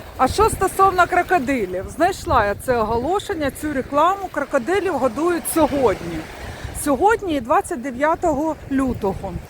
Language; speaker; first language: Ukrainian; non-native, local second language; Russian